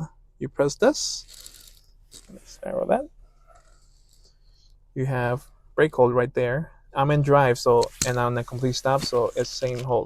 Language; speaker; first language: English; native; English